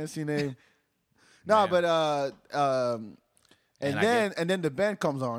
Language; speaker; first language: English; non-native, fluent; Wolof